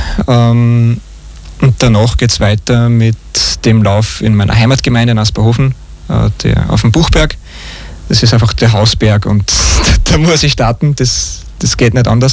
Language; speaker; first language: German; native; German